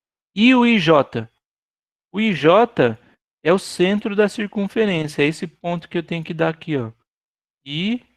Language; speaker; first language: Portuguese; native; Portuguese